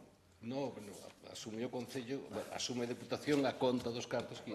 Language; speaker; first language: Galician; native; Galician